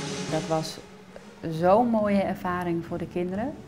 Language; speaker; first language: Dutch; native; Dutch